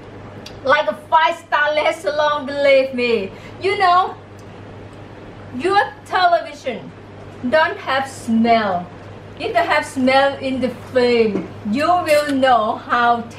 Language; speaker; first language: English; non-native, learner; Thai